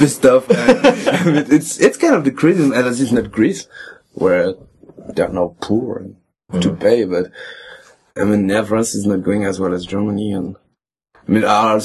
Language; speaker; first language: English; non-native, fluent; French